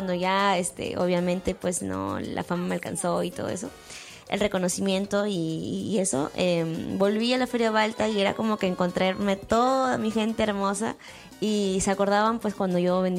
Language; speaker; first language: Spanish; native; Spanish